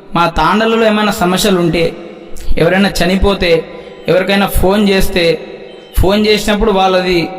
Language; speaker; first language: Telugu; non-native, local second language; Lambadi